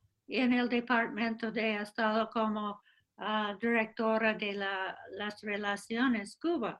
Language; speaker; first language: Spanish; non-native, fluent; English